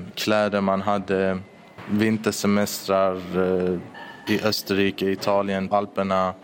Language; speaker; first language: Swedish; early bilingual, other home language; Persian